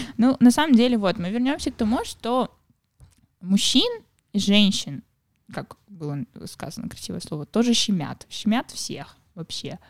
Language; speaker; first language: Russian; native; Russian